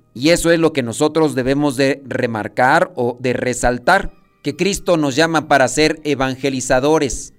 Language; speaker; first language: Spanish; native; Spanish